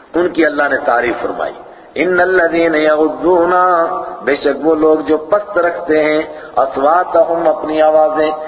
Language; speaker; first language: Urdu; non-native, local second language; Punjabi